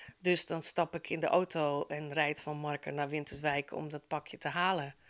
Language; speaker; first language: Dutch; native; Dutch